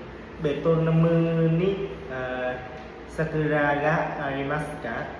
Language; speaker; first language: Japanese; non-native, learner; Vietnamese